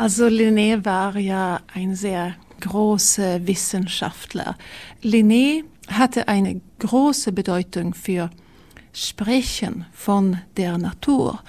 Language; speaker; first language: German; non-native, learner; Swedish